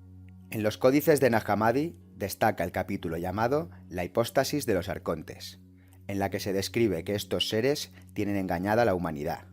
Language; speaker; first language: Spanish; native; Spanish